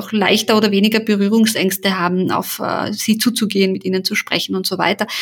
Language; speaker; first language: German; early bilingual, other home language; Bosnian